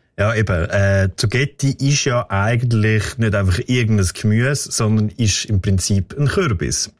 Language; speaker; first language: German; native; German